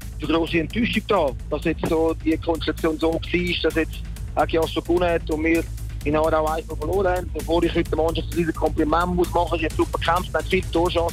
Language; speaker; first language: German; native; German